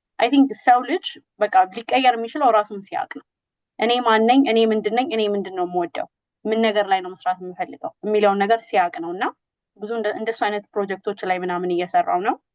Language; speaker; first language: Amharic; native; Amharic